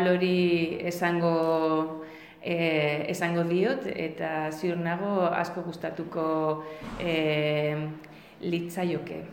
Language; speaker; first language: Basque; non-native, learner; Spanish